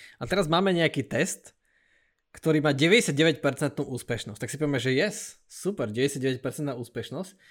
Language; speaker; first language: Slovak; native; Slovak